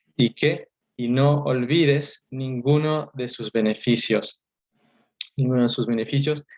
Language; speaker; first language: Spanish; early bilingual, heritage; Spanish